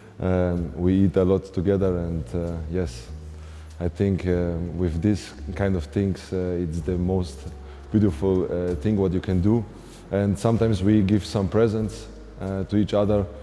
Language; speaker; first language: English; non-native, fluent; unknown